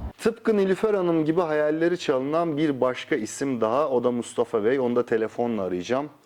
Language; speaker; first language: Turkish; native; Turkish